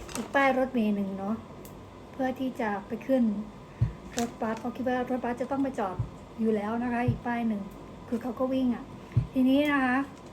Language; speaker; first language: Thai; native; Thai